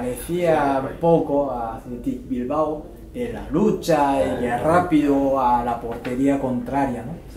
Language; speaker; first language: Spanish; non-native, fluent; Japanese